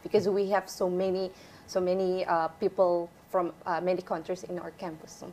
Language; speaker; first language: English; non-native, fluent; Indonesian